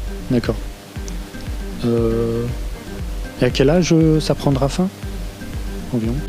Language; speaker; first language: French; native; French